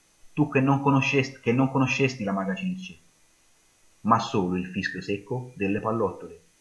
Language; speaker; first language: Italian; native; Italian